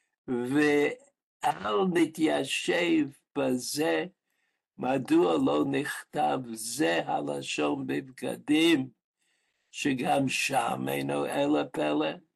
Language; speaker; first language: Hebrew; non-native, fluent; English